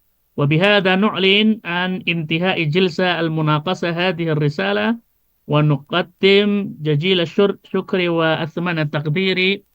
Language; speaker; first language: Arabic; non-native, fluent; Indonesian